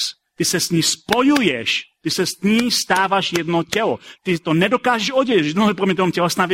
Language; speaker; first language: Czech; native; Czech